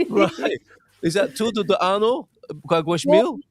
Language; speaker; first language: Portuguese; non-native, learner; English